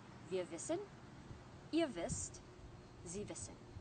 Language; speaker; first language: German; non-native, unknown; English